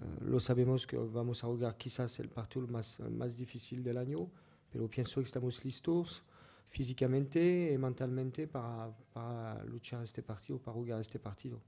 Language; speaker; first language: Spanish; non-native, fluent; French